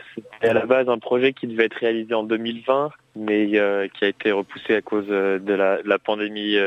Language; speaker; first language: French; native; French